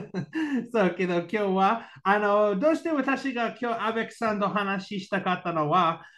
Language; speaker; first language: Japanese; non-native, learner; English